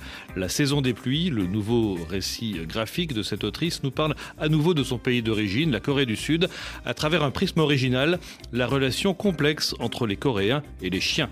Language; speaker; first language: French; native; French